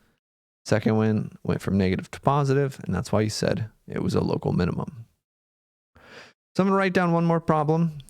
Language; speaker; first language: English; native; English